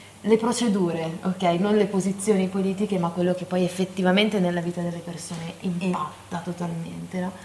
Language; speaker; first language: Italian; native; Italian